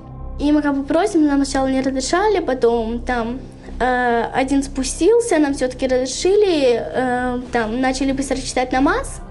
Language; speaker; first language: Russian; native; Russian